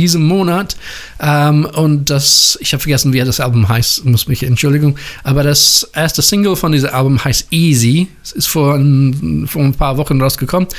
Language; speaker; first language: German; non-native, learner; English